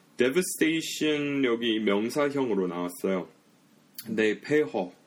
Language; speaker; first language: Korean; early bilingual, heritage; English